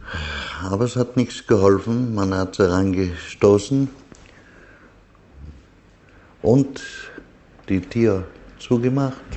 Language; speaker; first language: German; non-native, learner; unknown